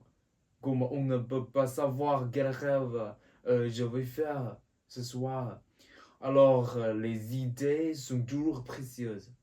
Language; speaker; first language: French; non-native, learner; Chinese